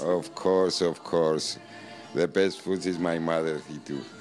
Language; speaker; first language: English; non-native, learner; Greek